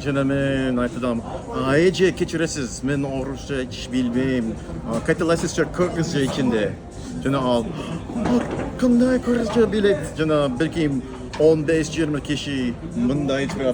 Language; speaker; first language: Kyrgyz; non-native, learner; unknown